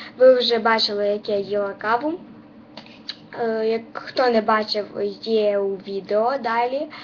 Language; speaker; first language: Ukrainian; non-native, local second language; Russian